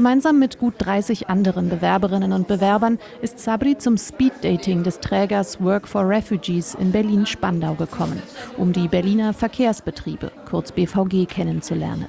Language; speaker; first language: German; native; German